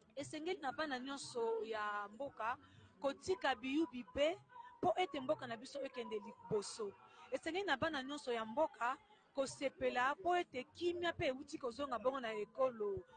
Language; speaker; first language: Lingala; native; Lingala